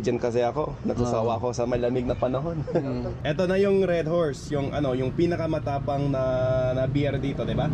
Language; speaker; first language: Filipino; non-native, learner; English